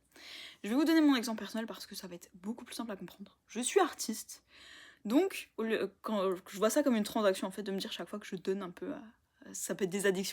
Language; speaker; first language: French; native; French